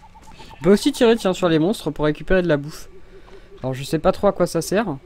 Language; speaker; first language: French; native; French